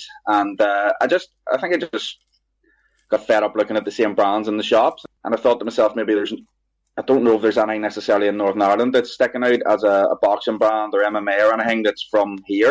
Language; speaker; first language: English; native; English